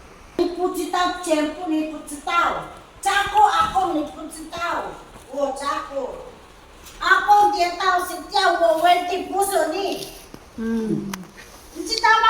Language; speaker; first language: Chinese; non-native, learner; Filipino